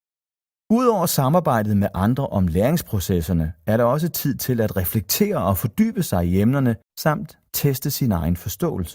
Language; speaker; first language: Danish; native; Danish